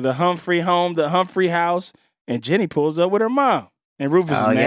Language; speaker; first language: English; native; English